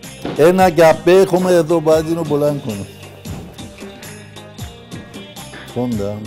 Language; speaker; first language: Greek; non-native, learner; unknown